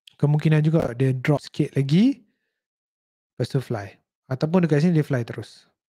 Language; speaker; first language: Malay; native; Malay